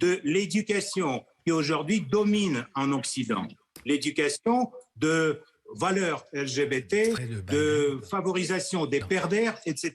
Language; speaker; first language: French; non-native, fluent; Russian